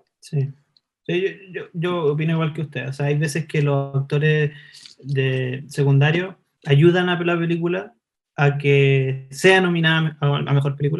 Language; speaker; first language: Spanish; native; Spanish